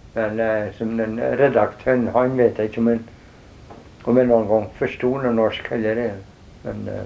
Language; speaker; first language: Norwegian; early bilingual, heritage; Norwegian